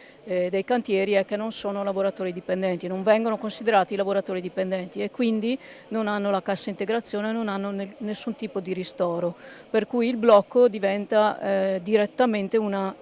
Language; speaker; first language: Italian; native; Italian